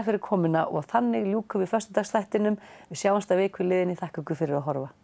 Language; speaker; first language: Icelandic; native; Icelandic